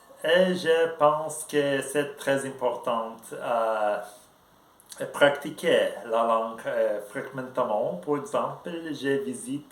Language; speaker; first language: French; non-native, learner; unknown